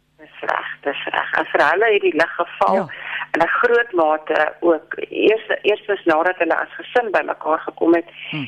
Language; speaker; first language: Afrikaans; native; Afrikaans